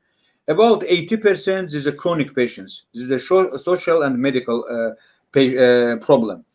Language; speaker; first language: English; non-native, learner; Russian